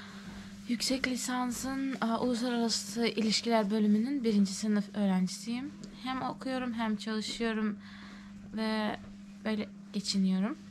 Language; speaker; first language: Turkish; non-native, fluent; Turkmen